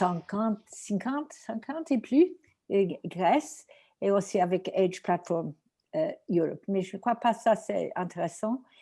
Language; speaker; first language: French; non-native, learner; Greek